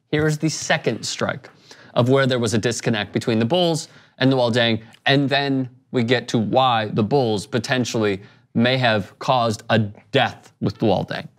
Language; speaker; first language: English; native; English